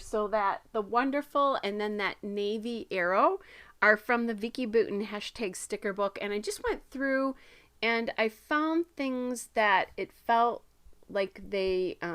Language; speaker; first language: English; native; English